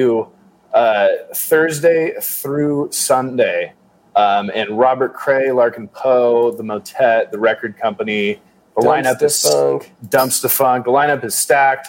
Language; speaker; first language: English; native; English